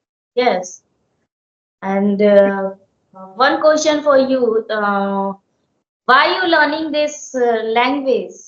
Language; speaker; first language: English; non-native, learner; Hindi